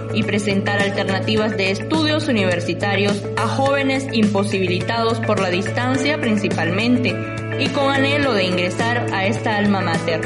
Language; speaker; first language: Spanish; native; Spanish